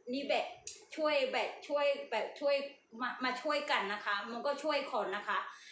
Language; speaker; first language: Thai; non-native, learner; Burmese